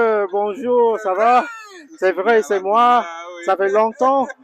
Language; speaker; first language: French; non-native, learner; English